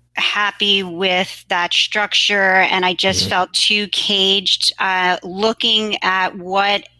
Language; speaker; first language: English; native; English